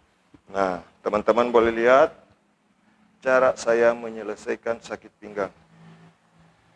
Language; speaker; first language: Indonesian; native; Indonesian